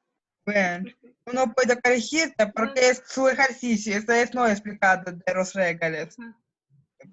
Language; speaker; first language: Spanish; non-native, learner; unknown